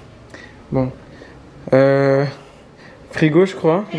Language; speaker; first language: French; native; French